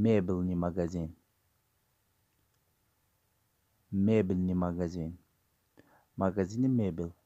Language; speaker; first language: Russian; non-native, learner; Tajik